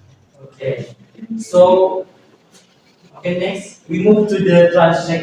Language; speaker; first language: English; non-native, learner; Indonesian